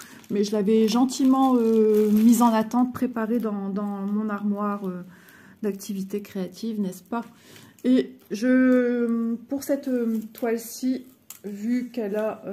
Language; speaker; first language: French; native; French